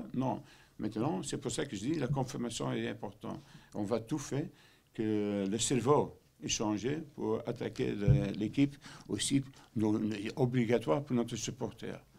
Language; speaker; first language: French; non-native, learner; Dutch